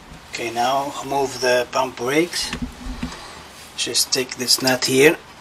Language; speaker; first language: English; non-native, learner; Portuguese